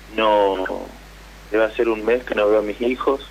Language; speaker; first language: Spanish; native; Spanish